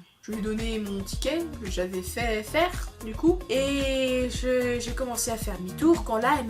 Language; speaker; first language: French; native; French